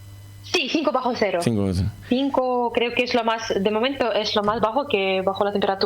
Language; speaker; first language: Spanish; non-native, fluent; Russian